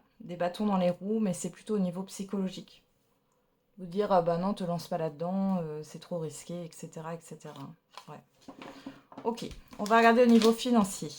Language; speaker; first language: French; native; French